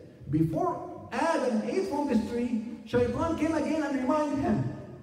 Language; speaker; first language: English; non-native, fluent; Arabic